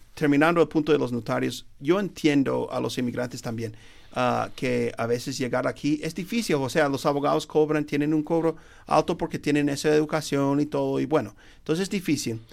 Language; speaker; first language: Spanish; non-native, fluent; English